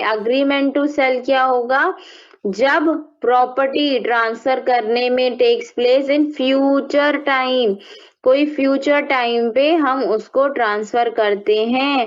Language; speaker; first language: Hindi; native; Hindi